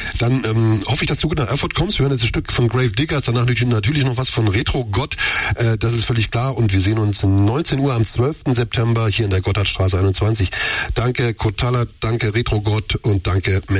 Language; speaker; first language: German; native; German